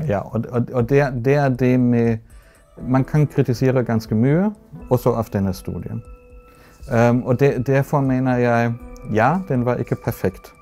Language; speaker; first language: Norwegian; non-native, fluent; German